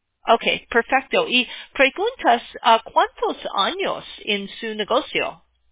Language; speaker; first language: Spanish; non-native, learner; English